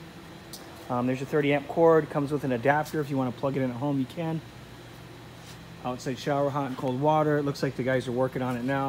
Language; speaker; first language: English; native; English